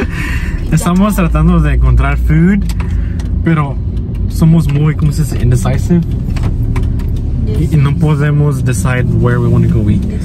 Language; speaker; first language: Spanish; early bilingual, heritage; Spanish